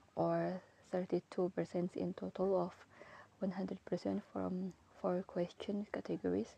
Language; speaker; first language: English; non-native, fluent; Indonesian